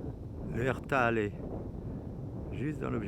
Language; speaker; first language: French; native; French